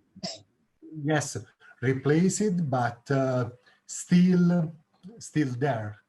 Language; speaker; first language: English; non-native, learner; Italian